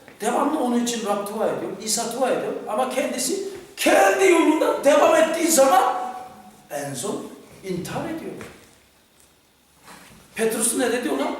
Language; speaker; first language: Turkish; non-native, fluent; Korean